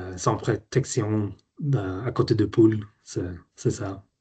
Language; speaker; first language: French; non-native, learner; Swedish